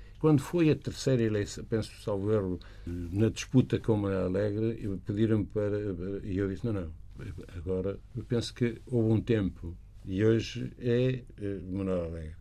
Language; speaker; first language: Portuguese; native; Portuguese